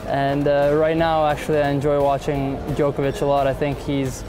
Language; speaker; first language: English; native; English